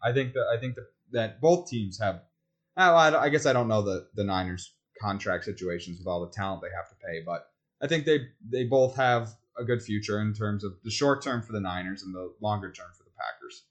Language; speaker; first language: English; native; English